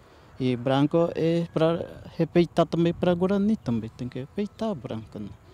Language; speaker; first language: Portuguese; non-native, local second language; Guarani